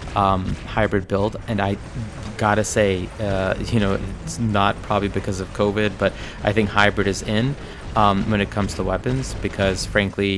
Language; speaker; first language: English; native; English